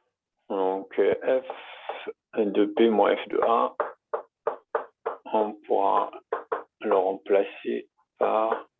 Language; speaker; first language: French; native; French